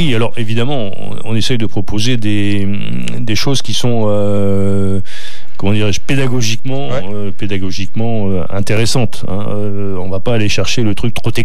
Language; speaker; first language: French; native; French